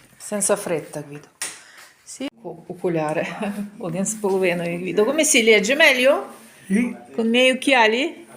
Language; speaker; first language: Italian; non-native, learner; Ukrainian